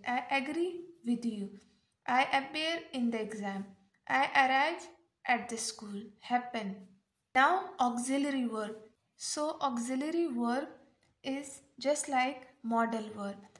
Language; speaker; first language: English; non-native, local second language; Urdu